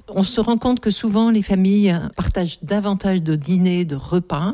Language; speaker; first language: French; native; French